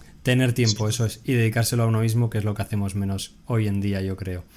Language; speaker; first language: Spanish; native; Spanish